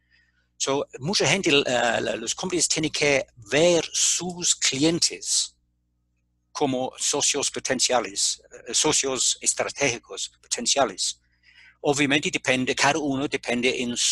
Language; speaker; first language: Spanish; non-native, fluent; English